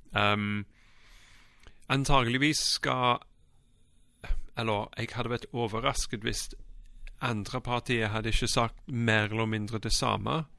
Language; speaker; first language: Norwegian; non-native, fluent; English